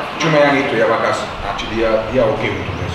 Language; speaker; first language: Indonesian; non-native, fluent; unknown